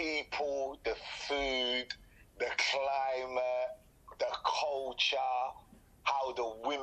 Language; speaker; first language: English; native; English